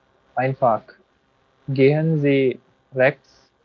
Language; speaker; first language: German; non-native, learner; Hindi